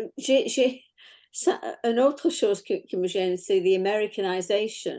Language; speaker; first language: French; non-native, fluent; English